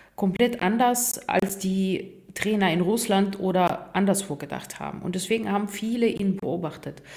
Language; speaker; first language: German; non-native, fluent; Russian